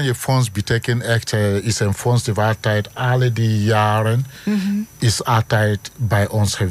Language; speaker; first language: Dutch; non-native, learner; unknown